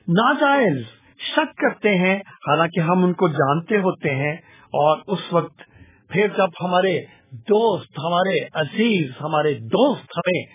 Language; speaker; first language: Urdu; non-native, local second language; Punjabi